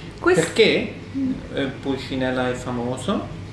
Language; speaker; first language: Italian; non-native, learner; German